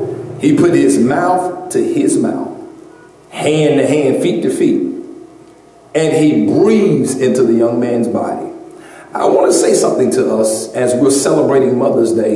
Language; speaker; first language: English; native; English